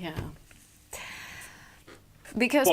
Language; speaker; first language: English; non-native, fluent; Polish